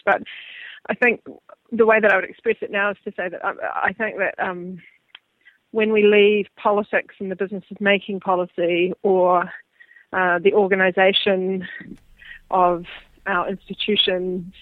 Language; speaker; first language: English; native; English